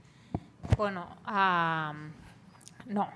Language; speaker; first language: Catalan; native; Catalan